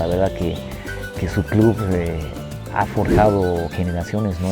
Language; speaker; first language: Spanish; native; Spanish